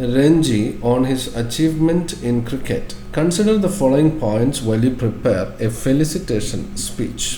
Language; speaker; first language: English; non-native, local second language; Malayalam